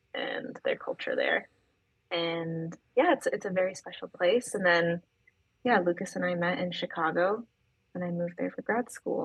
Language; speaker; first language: English; native; English